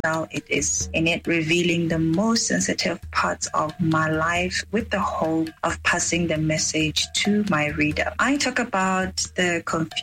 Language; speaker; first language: English; non-native, local second language; Tswana